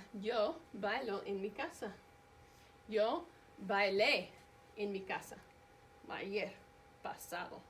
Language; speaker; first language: Spanish; non-native, fluent; English